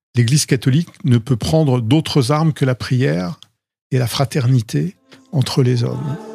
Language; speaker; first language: French; native; French